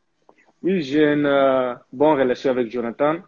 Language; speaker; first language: French; early bilingual, heritage; French